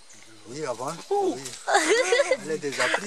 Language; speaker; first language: French; non-native, local second language; Malagasy